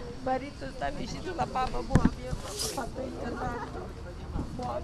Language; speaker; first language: Italian; non-native, learner; Ukrainian